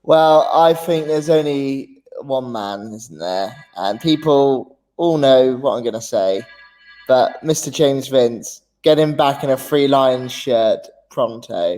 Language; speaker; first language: English; native; English